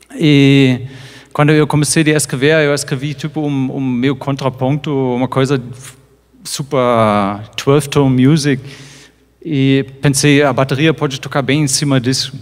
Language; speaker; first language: Portuguese; non-native, fluent; German